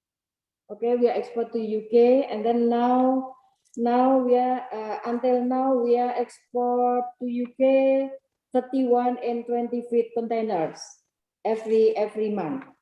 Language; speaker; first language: English; non-native, learner; Indonesian